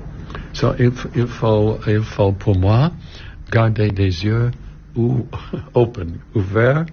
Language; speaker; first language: French; non-native, learner; English